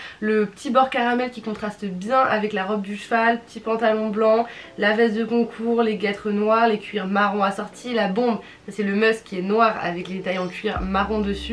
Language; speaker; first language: French; native; French